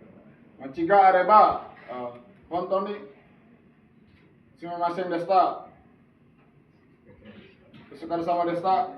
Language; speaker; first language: Japanese; non-native, learner; Indonesian